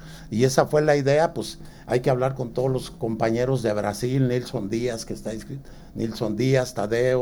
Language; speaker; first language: Spanish; native; Spanish